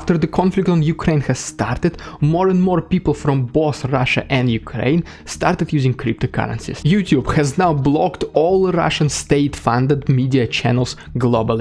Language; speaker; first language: English; non-native, fluent; Russian